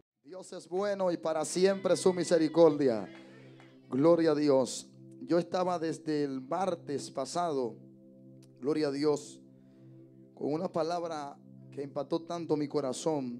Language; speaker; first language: Spanish; native; Spanish